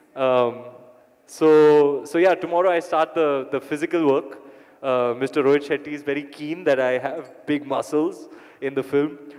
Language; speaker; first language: English; non-native, local second language; Hindi